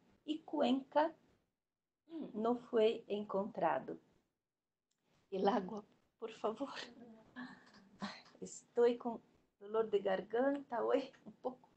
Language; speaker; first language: Spanish; non-native, learner; Portuguese